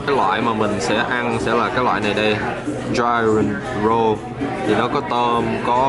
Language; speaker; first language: Vietnamese; early bilingual, other home language; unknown